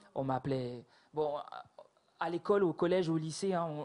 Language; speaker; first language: French; native; French